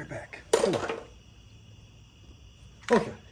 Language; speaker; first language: English; native; English